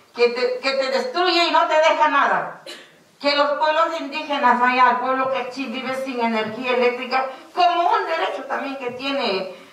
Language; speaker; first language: Spanish; native; Spanish